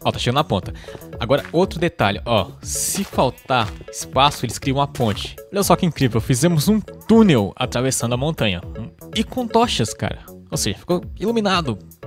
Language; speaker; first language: Portuguese; native; Portuguese